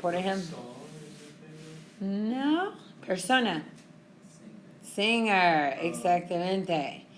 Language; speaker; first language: Spanish; non-native, fluent; English